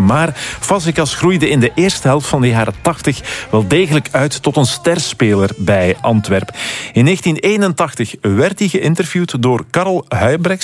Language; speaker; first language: Dutch; native; Dutch